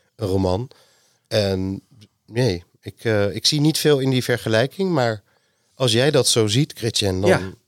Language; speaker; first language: Dutch; native; Dutch